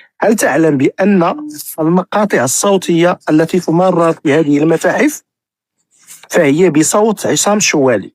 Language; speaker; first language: Arabic; native; Arabic